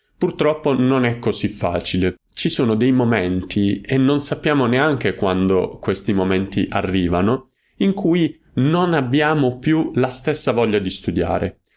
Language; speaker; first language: Italian; native; Italian